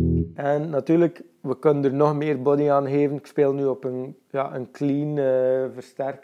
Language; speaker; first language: Dutch; native; Dutch